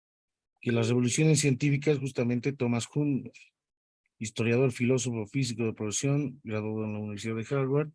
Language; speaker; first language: Spanish; native; Spanish